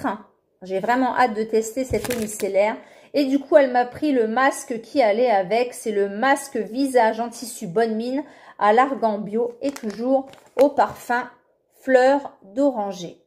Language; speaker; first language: French; native; French